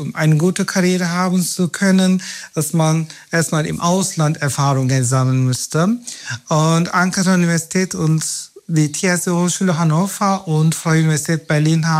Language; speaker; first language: German; non-native, fluent; Turkish